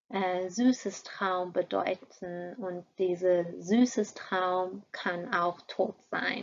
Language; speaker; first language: German; non-native, fluent; Persian